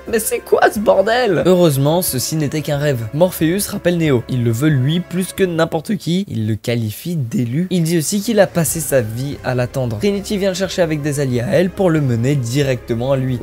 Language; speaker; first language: French; native; French